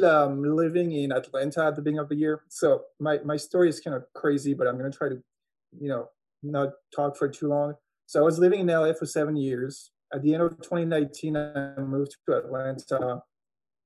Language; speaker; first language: English; non-native, fluent; French